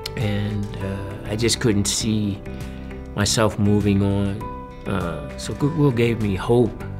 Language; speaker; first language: English; native; English